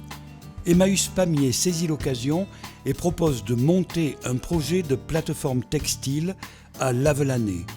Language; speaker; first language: French; native; French